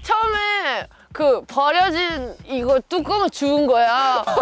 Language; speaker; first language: Korean; native; Korean